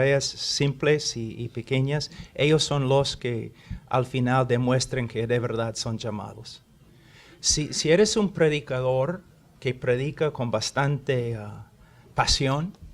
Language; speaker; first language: Spanish; non-native, fluent; English